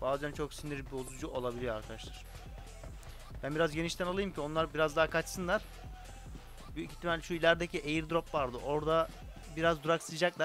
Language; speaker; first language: Turkish; native; Turkish